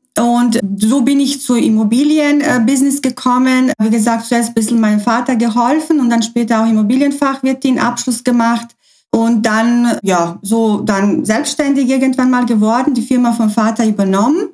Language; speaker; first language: German; early bilingual, other home language; Croatian